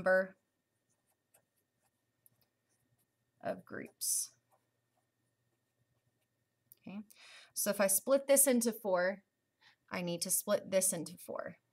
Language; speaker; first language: English; native; English